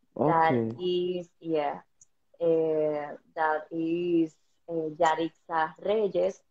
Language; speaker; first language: English; non-native, learner; Spanish